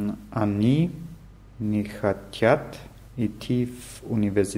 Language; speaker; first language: Russian; non-native, learner; German